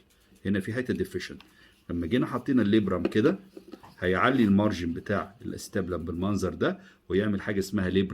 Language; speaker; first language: Arabic; native; Arabic